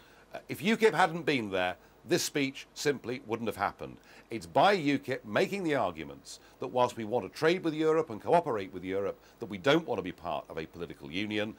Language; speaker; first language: English; native; English